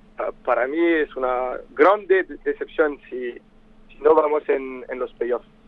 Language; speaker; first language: Spanish; non-native, fluent; French